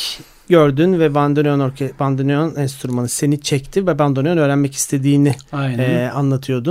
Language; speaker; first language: Turkish; native; Turkish